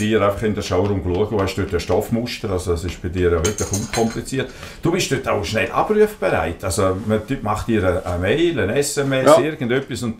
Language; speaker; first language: German; native; German